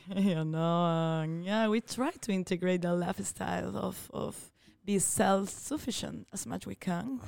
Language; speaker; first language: English; non-native, fluent; Spanish